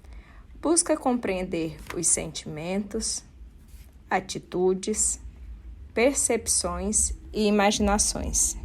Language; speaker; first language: Portuguese; native; Portuguese